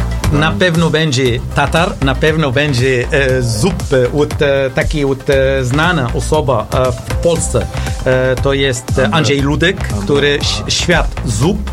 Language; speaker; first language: Polish; non-native, learner; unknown